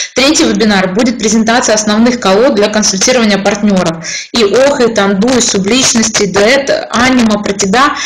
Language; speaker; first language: Russian; native; Russian